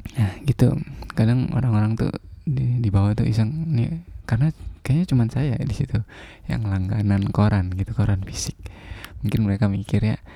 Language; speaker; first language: Indonesian; non-native, local second language; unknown